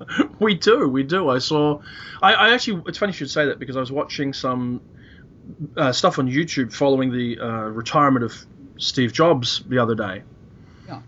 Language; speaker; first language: English; native; English